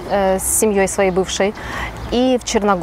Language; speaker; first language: Russian; native; Russian